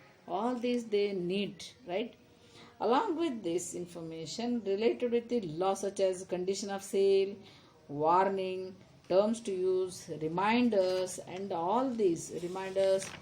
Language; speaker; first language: English; non-native, local second language; Kannada